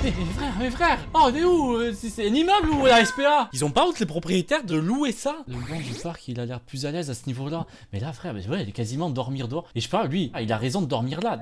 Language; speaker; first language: French; native; French